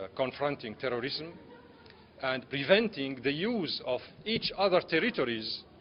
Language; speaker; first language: English; non-native, fluent; Arabic